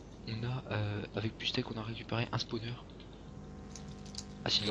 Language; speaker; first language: French; native; French